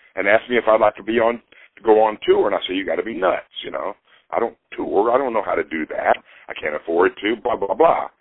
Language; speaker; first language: English; native; English